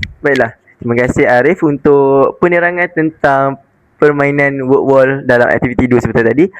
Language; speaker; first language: Malay; native; Malay